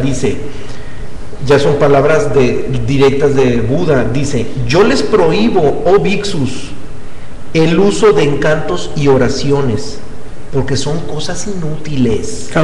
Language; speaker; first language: Spanish; native; Spanish